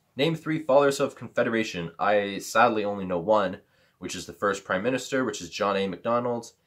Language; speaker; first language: English; native; English